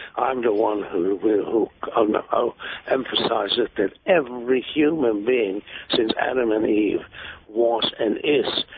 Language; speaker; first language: English; non-native, fluent; Hungarian